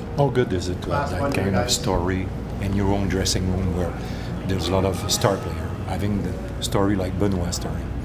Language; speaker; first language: English; non-native, fluent; French